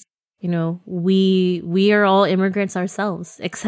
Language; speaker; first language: English; native; English